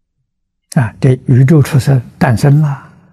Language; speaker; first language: Chinese; native; Chinese